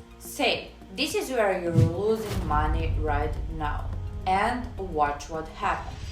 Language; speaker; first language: English; non-native, fluent; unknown